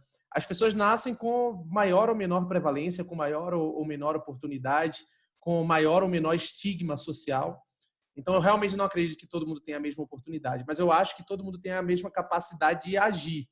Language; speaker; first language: Portuguese; native; Portuguese